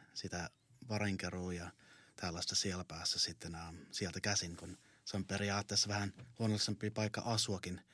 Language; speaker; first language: Finnish; early bilingual, other home language; English